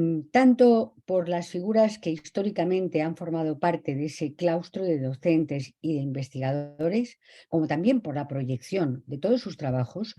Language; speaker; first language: Spanish; native; Spanish